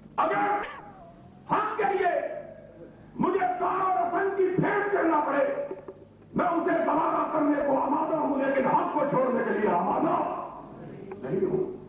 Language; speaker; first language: Urdu; non-native, local second language; Punjabi